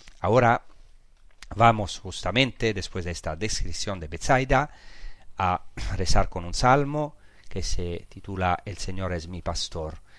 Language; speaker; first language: Spanish; non-native, fluent; Italian